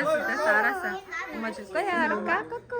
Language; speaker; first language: Korean; non-native, fluent; Kazakh